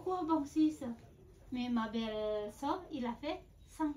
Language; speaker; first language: French; non-native, fluent; Balinese